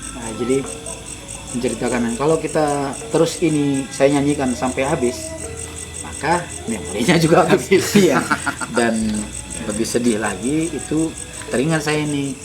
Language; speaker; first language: Indonesian; native; Indonesian